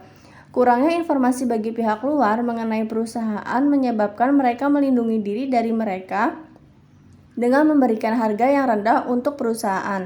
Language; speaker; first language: Indonesian; native; Indonesian